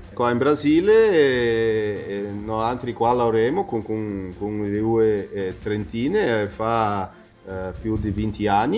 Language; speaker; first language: Italian; early bilingual, heritage; Portuguese